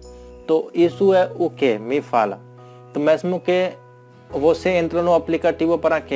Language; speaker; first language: Portuguese; non-native, learner; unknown